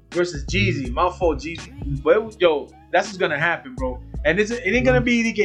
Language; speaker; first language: English; early bilingual, other home language; Spanish